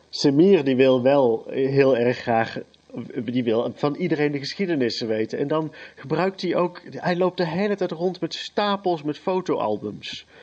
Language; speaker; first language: Dutch; native; Dutch